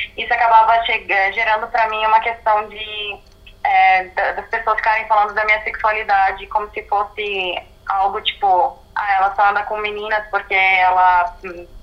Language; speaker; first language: Portuguese; early bilingual, other home language; Arabic